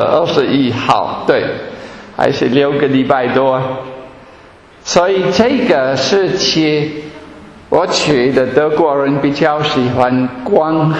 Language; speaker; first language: Chinese; non-native, fluent; German